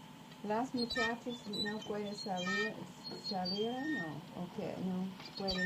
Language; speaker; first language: Spanish; non-native, learner; English